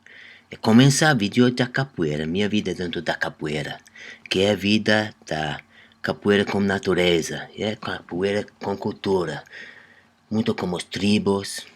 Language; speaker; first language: Portuguese; non-native, learner; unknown